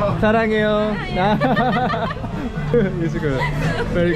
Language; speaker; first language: English; non-native, learner; Korean